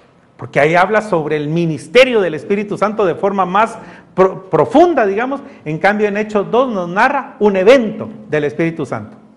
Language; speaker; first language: Spanish; native; Spanish